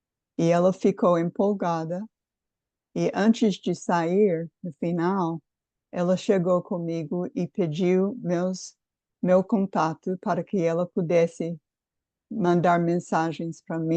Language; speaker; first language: Portuguese; non-native, fluent; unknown